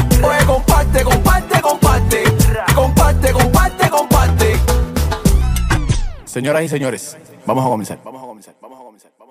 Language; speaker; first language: Spanish; native; Spanish